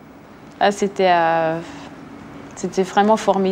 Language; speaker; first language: French; non-native, local second language; German